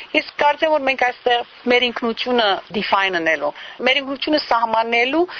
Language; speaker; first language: Armenian; early bilingual, heritage; Armenian